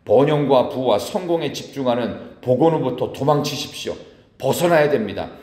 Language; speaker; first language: Korean; native; Korean